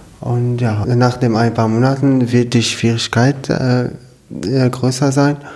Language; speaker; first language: German; non-native, learner; Arabic